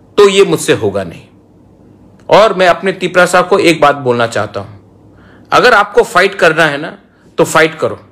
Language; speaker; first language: Hindi; non-native, local second language; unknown